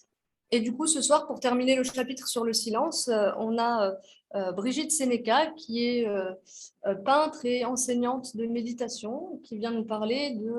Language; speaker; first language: French; native; French